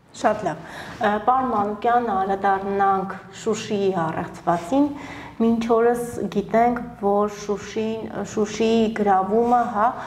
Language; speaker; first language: Armenian; native; Armenian